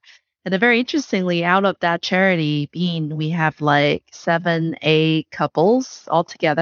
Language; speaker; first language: English; non-native, fluent; Chinese